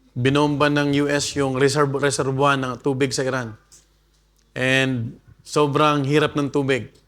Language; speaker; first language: Filipino; non-native, local second language; Bikol